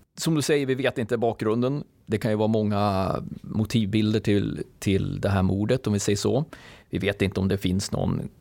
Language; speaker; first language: Swedish; native; Swedish